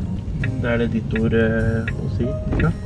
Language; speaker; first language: Norwegian; early bilingual, other home language; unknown